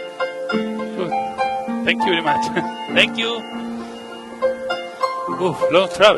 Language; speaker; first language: English; non-native, learner; Spanish